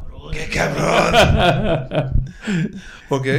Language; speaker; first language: Spanish; non-native, learner; French